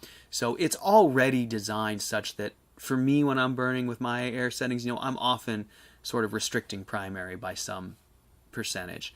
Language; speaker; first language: English; native; English